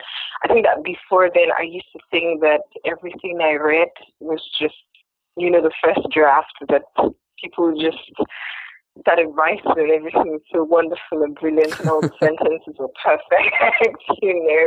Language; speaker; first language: English; non-native, local second language; Yoruba